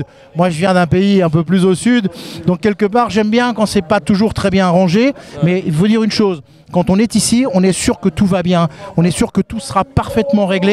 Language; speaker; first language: French; native; French